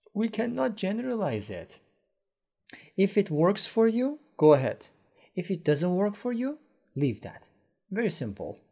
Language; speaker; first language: English; non-native, fluent; Persian